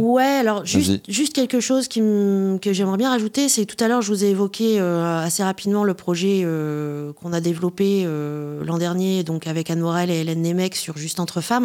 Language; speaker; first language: French; native; French